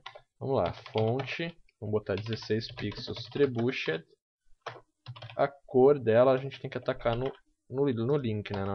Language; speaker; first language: Portuguese; native; Portuguese